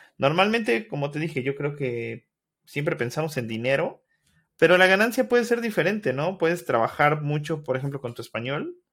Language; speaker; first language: Spanish; native; Spanish